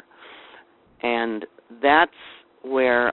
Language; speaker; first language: English; native; English